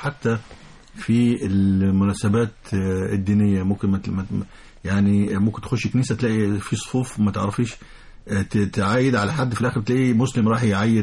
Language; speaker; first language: Arabic; native; Arabic